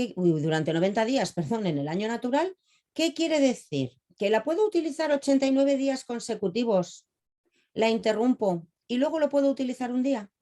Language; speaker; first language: Spanish; native; Spanish